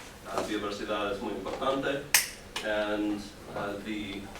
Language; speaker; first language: Spanish; non-native, learner; English